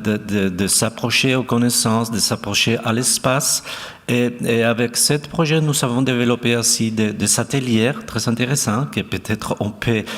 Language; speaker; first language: French; non-native, fluent; Spanish